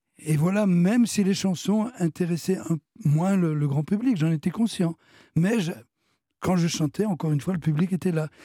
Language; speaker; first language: French; early bilingual, other home language; Italian